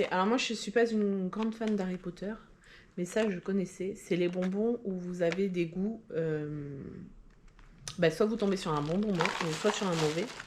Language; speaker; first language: French; native; French